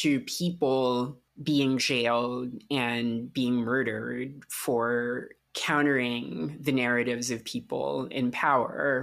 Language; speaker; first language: English; non-native, local second language; Filipino